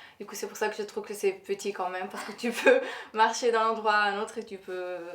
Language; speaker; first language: French; non-native, local second language; Arabic